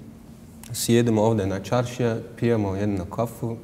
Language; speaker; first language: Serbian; non-native, learner; Turkish